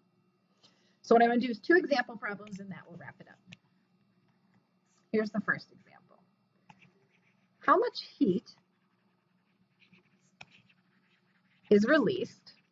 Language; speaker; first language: English; native; English